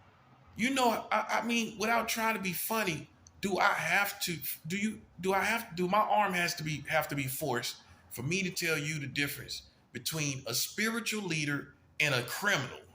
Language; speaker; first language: English; native; English